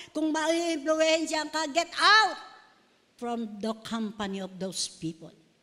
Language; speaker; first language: English; non-native, local second language; Filipino